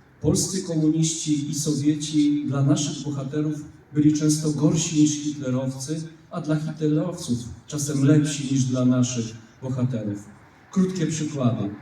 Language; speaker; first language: Polish; native; Polish